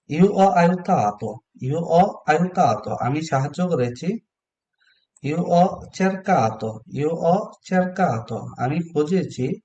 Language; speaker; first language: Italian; non-native, learner; Bangla